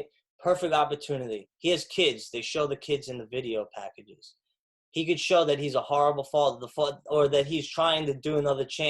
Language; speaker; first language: English; native; English